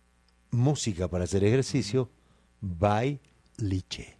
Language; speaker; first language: Spanish; native; Spanish